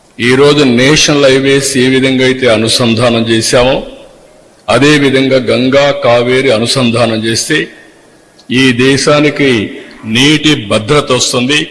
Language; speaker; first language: Telugu; native; Telugu